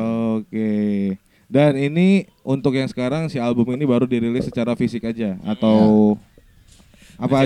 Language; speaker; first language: Indonesian; native; Indonesian